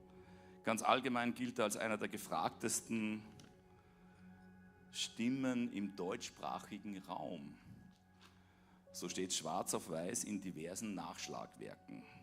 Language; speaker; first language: German; native; German